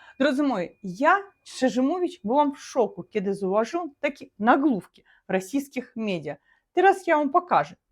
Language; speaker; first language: Polish; non-native, learner; Russian